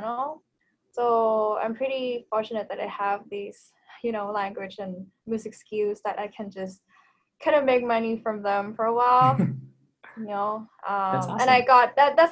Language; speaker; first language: English; non-native, fluent; Thai